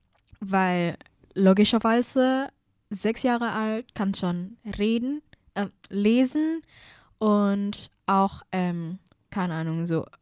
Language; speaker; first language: German; non-native, fluent; Indonesian